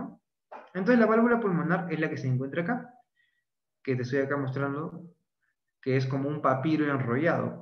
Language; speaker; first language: Spanish; native; Spanish